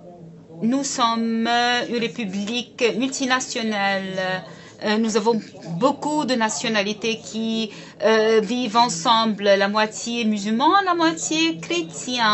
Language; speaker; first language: French; non-native, fluent; Arabic